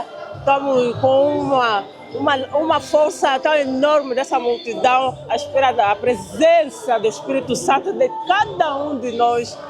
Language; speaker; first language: Portuguese; native; Portuguese